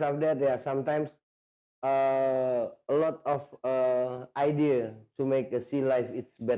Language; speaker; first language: English; non-native, learner; Indonesian